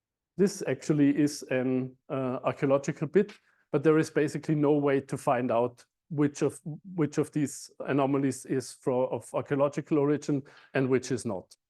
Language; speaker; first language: English; non-native, fluent; German